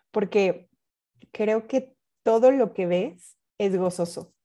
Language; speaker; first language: Spanish; native; Spanish